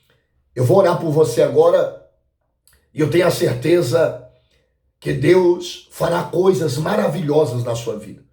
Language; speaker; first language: Portuguese; native; Portuguese